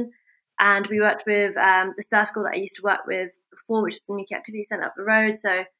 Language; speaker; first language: English; native; English